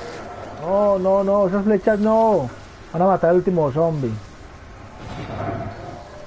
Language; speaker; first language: Spanish; native; Spanish